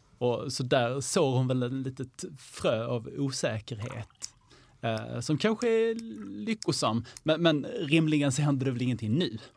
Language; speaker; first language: Swedish; native; Swedish